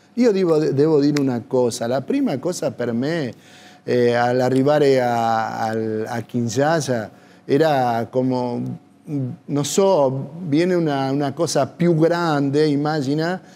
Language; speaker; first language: Italian; non-native, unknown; Spanish